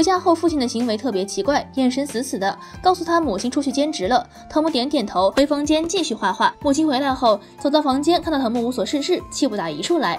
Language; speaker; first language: Chinese; native; Chinese